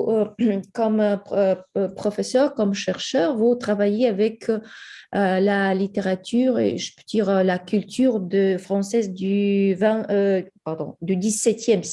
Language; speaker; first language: French; non-native, fluent; Ukrainian